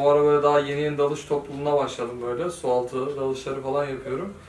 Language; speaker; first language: Turkish; native; Turkish